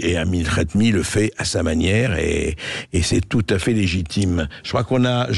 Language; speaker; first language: French; native; French